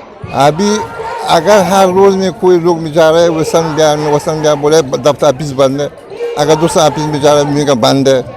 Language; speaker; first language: Hindi; non-native, learner; Persian